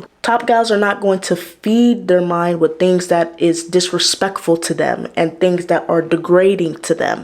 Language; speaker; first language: English; native; English